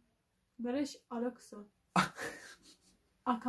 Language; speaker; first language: Turkish; non-native, learner; English